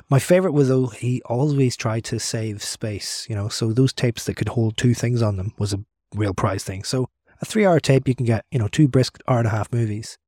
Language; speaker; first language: English; native; English